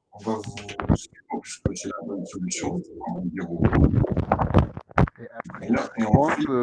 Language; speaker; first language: French; native; French